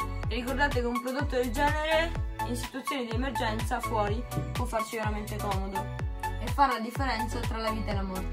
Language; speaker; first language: Italian; native; Italian